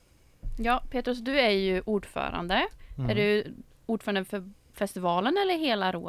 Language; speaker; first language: Swedish; native; Swedish